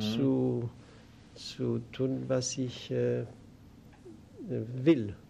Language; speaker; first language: German; non-native, learner; Greek